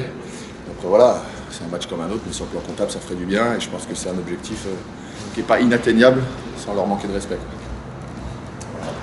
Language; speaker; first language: French; native; French